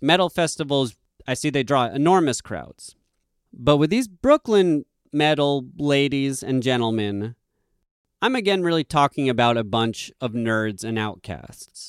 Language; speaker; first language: English; native; English